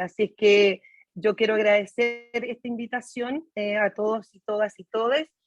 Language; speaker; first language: Spanish; native; Spanish